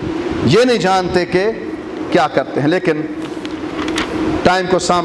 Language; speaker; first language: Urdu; non-native, local second language; Punjabi